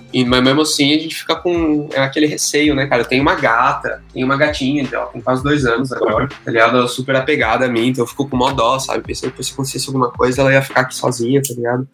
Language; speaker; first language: Portuguese; native; Portuguese